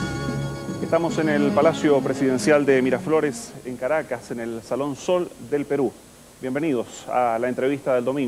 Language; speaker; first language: Spanish; native; Spanish